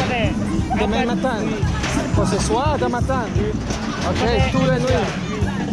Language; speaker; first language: French; non-native, learner; English